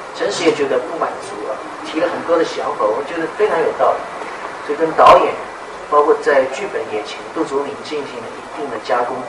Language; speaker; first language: Chinese; native; Chinese